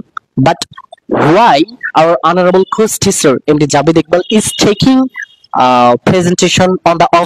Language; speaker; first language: English; non-native, learner; Bangla